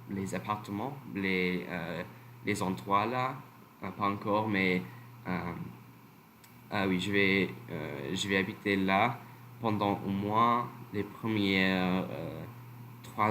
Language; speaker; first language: French; non-native, learner; English